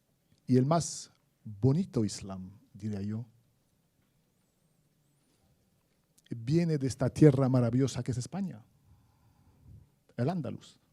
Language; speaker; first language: Spanish; non-native, fluent; Arabic